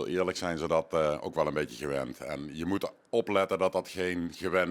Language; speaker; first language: Dutch; native; Dutch